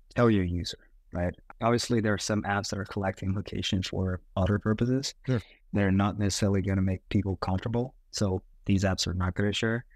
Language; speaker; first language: English; non-native, fluent; Portuguese